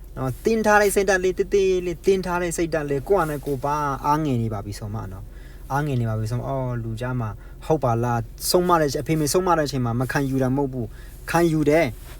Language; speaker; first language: Burmese; non-native, local second language; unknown